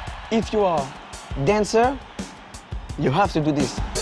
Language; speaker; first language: English; non-native, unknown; French